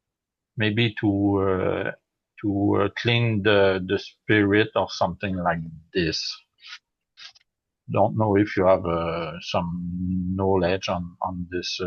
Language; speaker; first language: English; non-native, learner; French